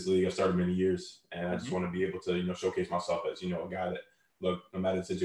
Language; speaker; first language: English; native; English